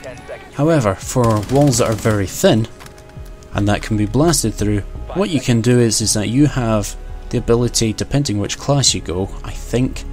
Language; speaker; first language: English; native; English